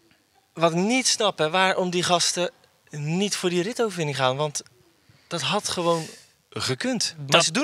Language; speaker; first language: Dutch; native; Dutch